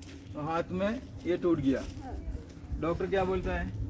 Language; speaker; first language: Hindi; non-native, local second language; Malayalam